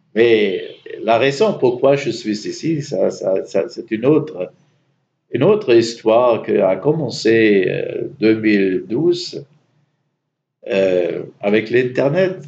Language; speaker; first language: French; non-native, fluent; German